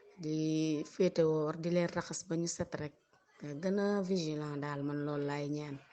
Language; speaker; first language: Wolof; native; Wolof